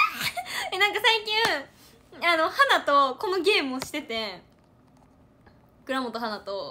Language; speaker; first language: Japanese; native; Japanese